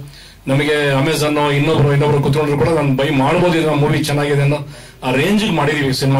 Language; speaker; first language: Kannada; native; Kannada